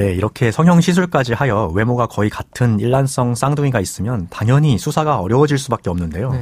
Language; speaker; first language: Korean; native; Korean